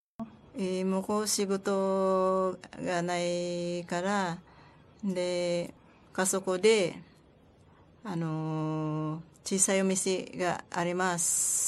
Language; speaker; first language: Japanese; non-native, learner; Filipino